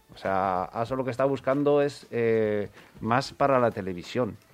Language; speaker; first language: Spanish; native; Spanish